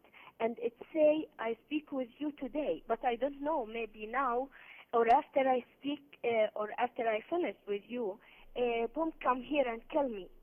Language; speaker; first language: English; non-native, learner; Arabic